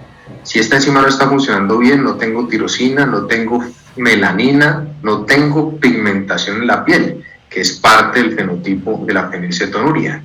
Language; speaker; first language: Spanish; native; Spanish